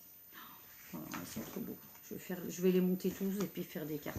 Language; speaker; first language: French; native; French